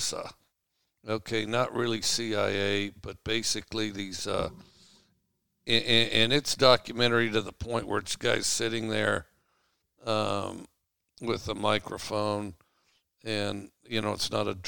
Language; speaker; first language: English; native; English